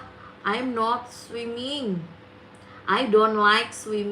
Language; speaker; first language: English; non-native, learner; Indonesian